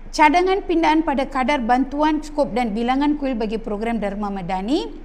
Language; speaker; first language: Malay; non-native, local second language; Tamil